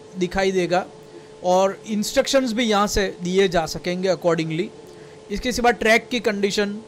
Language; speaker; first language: Hindi; non-native, local second language; Gujarati